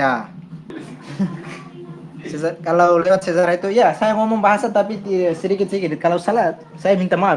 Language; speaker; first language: Indonesian; non-native, fluent; Tetum